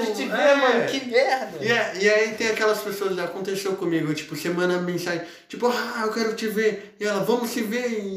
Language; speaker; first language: Portuguese; native; Portuguese